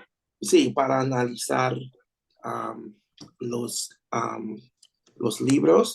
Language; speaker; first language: Spanish; non-native, learner; English